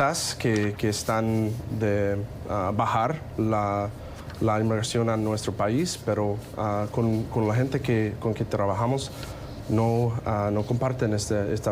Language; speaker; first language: Spanish; non-native, fluent; English